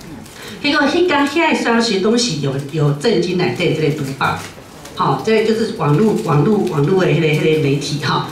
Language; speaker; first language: Chinese; non-native, local second language; Min Nan Chinese